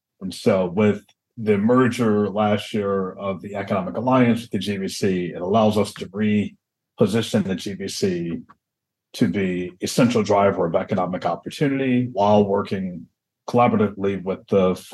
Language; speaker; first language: English; native; English